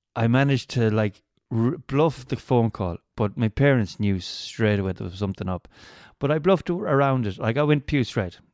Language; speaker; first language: English; native; English